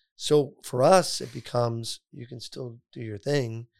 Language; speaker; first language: English; native; English